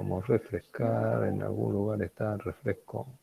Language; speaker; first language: Spanish; native; Spanish